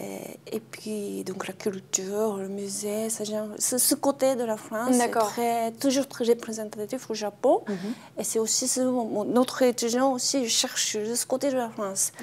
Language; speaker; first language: French; non-native, fluent; Japanese